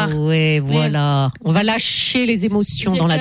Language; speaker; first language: French; native; French